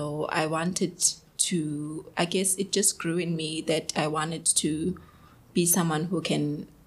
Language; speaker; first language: English; non-native, local second language; Zulu